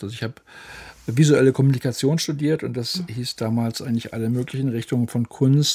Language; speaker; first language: German; native; German